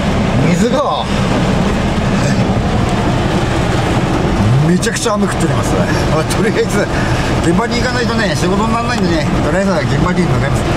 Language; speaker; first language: Japanese; native; Japanese